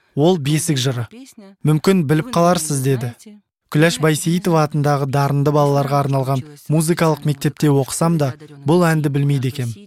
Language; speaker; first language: Kazakh; non-native, local second language; Russian